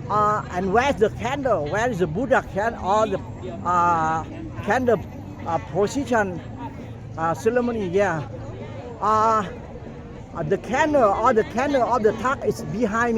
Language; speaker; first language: English; non-native, learner; Thai